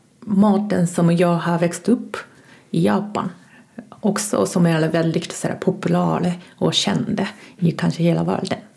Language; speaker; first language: Swedish; non-native, fluent; Japanese